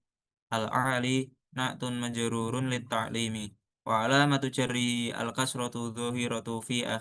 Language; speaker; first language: Arabic; non-native, learner; Indonesian